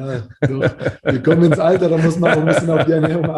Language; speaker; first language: German; native; German